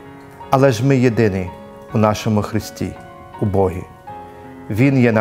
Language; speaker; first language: Ukrainian; non-native, local second language; Russian